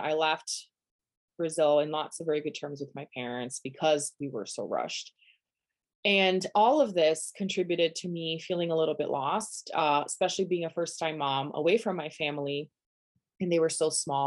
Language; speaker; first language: English; non-native, fluent; Portuguese